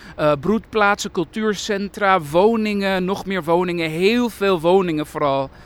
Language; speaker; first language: Dutch; early bilingual, other home language; Persian